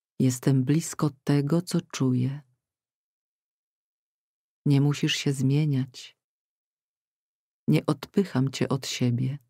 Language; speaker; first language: Polish; native; Polish